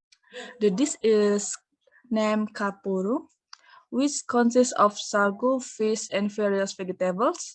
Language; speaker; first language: English; non-native, learner; Indonesian